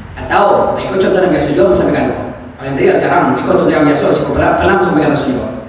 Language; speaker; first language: Malay; non-native, local second language; Minangkabau